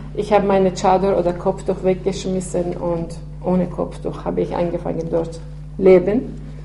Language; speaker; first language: German; non-native, fluent; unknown